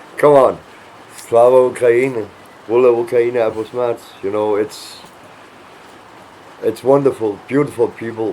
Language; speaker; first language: English; non-native, fluent; Danish